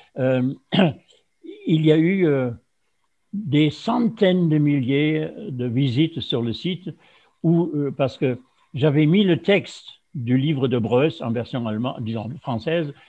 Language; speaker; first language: French; non-native, fluent; German